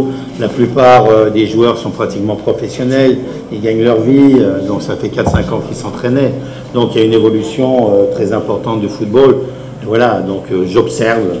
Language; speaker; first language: French; native; French